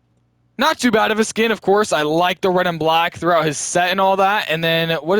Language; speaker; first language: English; native; English